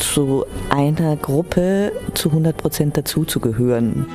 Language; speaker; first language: German; early bilingual, heritage; German